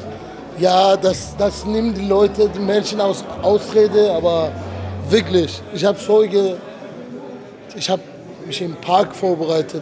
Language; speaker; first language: German; non-native, fluent; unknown